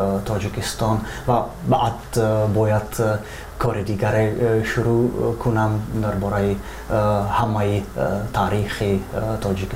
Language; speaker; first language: Tajik; non-native, fluent; Czech